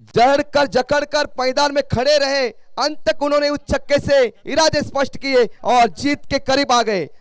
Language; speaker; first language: Hindi; non-native, local second language; Marathi